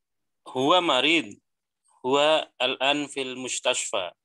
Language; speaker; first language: Arabic; non-native, learner; Indonesian